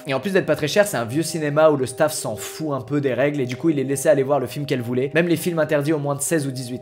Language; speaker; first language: French; native; French